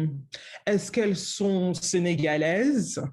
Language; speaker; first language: French; non-native, learner; English